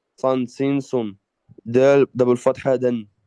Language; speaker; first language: Arabic; non-native, learner; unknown